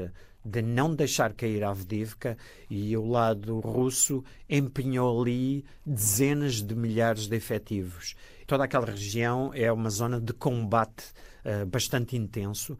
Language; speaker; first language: Portuguese; native; Portuguese